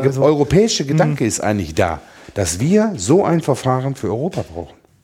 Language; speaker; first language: German; native; German